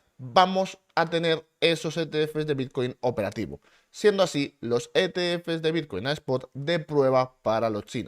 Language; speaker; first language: Spanish; native; Spanish